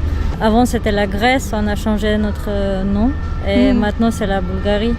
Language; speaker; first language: French; non-native, fluent; Macedonian